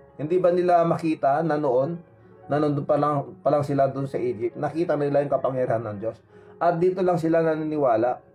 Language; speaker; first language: Filipino; non-native, local second language; Iloko